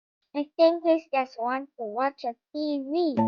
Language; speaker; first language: English; non-native, learner; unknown